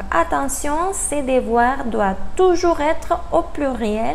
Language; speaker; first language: French; non-native, fluent; Spanish